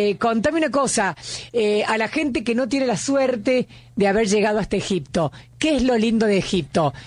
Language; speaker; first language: Spanish; native; Spanish